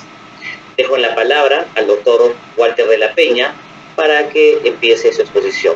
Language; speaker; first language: Spanish; native; Spanish